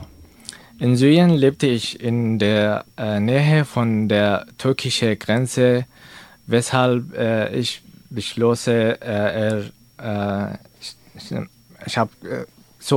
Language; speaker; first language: German; non-native, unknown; Arabic